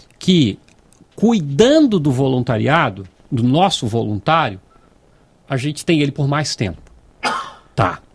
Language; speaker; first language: Portuguese; native; Portuguese